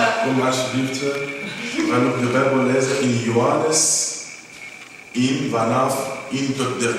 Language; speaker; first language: Dutch; non-native, learner; French